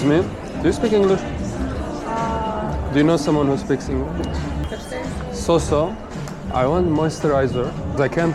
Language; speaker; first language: English; non-native, local second language; Arabic